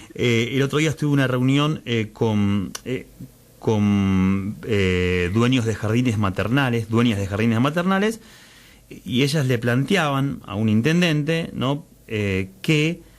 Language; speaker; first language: Spanish; native; Spanish